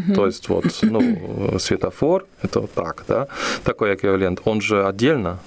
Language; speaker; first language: Russian; non-native, fluent; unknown